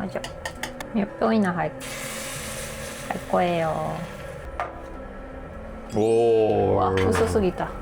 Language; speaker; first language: Korean; non-native, learner; Japanese